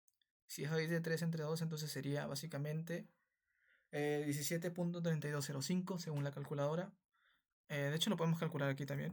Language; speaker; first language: Spanish; native; Spanish